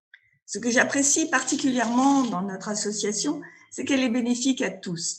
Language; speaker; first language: French; native; French